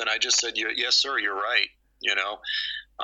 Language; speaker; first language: English; native; English